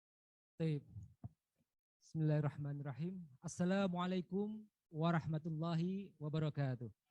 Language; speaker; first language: Arabic; non-native, fluent; Indonesian